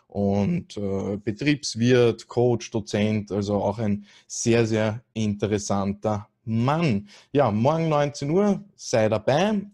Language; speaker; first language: German; native; German